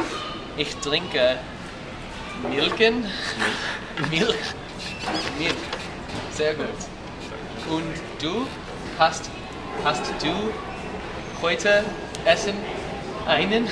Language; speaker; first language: German; non-native, learner; English